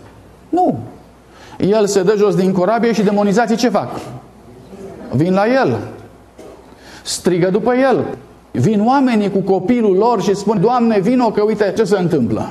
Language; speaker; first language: Romanian; native; Romanian